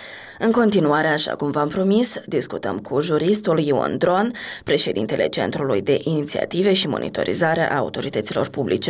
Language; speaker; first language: Romanian; native; Romanian